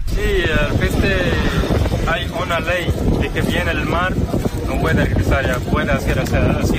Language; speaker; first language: Spanish; non-native, learner; Arabic